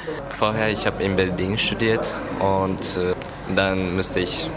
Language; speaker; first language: German; non-native, learner; Japanese